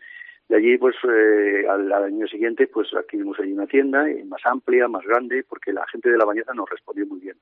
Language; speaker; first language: Spanish; native; Spanish